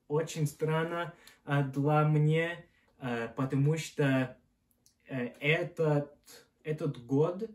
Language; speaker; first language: Russian; non-native, learner; English